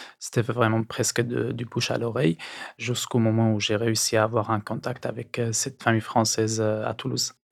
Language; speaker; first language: French; non-native, fluent; Arabic